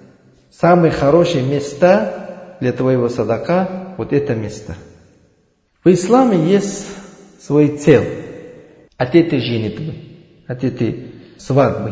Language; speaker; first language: Russian; non-native, learner; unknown